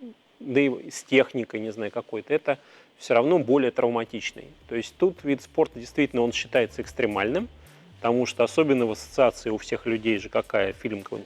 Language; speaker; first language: Russian; native; Russian